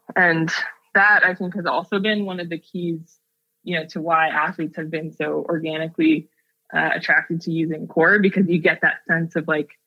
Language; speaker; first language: English; native; English